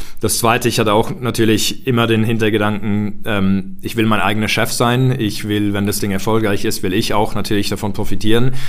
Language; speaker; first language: German; early bilingual, heritage; German